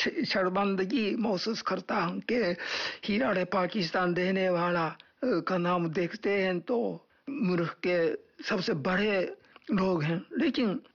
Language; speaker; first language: Urdu; non-native, fluent; Japanese